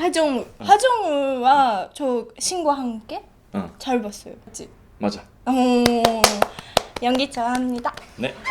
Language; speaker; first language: Korean; non-native, learner; Japanese